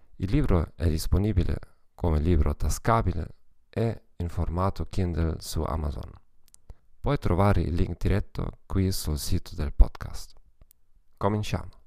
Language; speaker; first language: Italian; non-native, learner; German